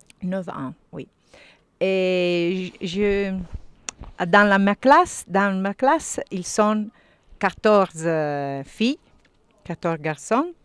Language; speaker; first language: French; non-native, learner; Italian